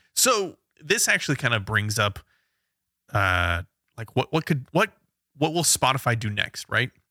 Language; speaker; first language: English; native; English